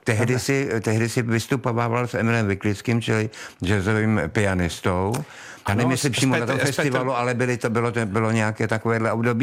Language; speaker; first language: Czech; native; Czech